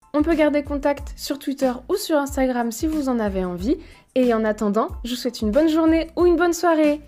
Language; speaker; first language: French; native; French